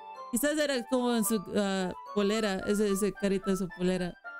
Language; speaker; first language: Spanish; non-native, learner; English